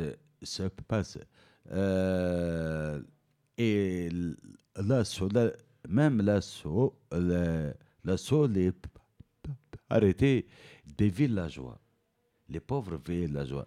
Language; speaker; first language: French; non-native, learner; Berber languages